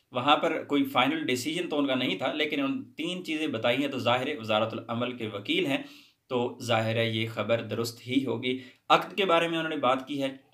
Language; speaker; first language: Hindi; native; Hindi